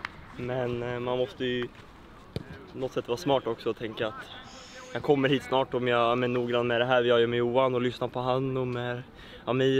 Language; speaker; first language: Swedish; native; Swedish